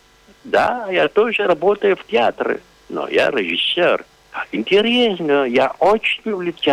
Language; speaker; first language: Russian; non-native, fluent; Spanish